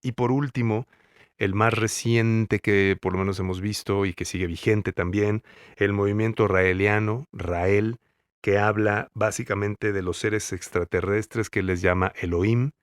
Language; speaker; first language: Spanish; native; Spanish